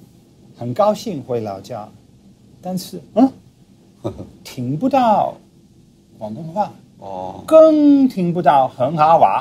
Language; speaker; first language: Chinese; non-native, fluent; English